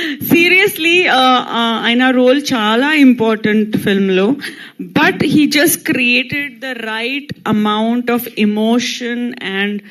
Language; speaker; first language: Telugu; non-native, local second language; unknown